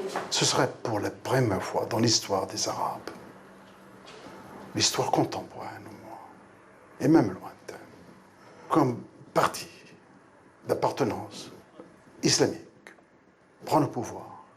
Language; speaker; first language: French; non-native, local second language; Arabic